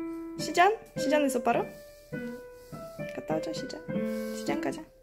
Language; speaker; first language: Korean; non-native, fluent; Russian